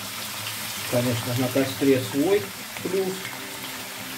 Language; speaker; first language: Russian; native; Russian